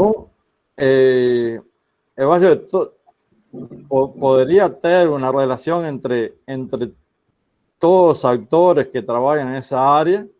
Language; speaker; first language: Portuguese; non-native, fluent; Spanish